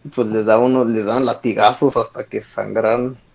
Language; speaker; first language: Spanish; native; Spanish